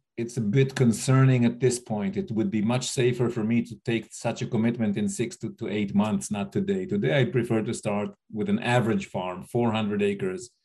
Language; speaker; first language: English; native; English